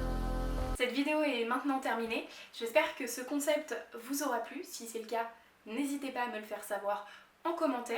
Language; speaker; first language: French; native; French